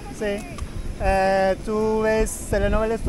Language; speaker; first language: Spanish; non-native, learner; Turkish